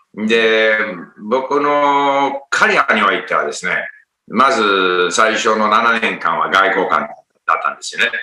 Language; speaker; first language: Japanese; non-native, fluent; English